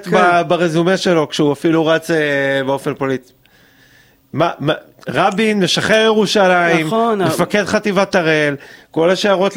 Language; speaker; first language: Hebrew; native; Hebrew